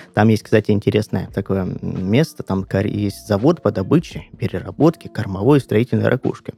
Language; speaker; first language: Russian; native; Russian